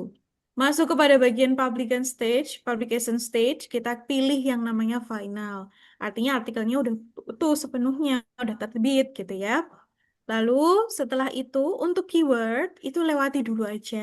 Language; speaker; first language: Indonesian; native; Indonesian